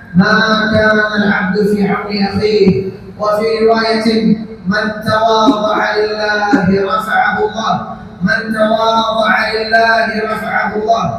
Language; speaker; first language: Arabic; non-native, fluent; Bangla